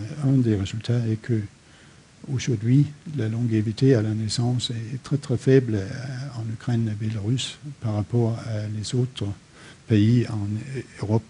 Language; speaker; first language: French; non-native, fluent; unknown